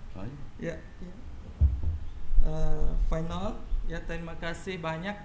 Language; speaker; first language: Indonesian; non-native, learner; Khmer